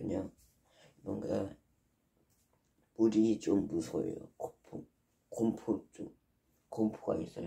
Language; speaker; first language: Korean; non-native, learner; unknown